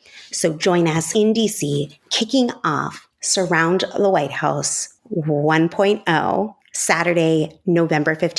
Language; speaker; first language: English; native; English